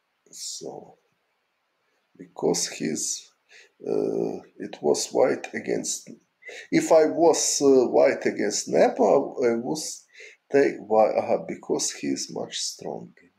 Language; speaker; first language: English; non-native, fluent; Ukrainian